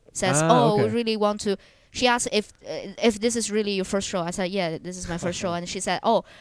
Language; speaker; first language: English; non-native, fluent; Chinese